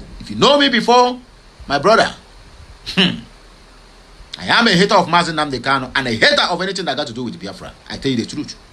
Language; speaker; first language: English; non-native, local second language; Igbo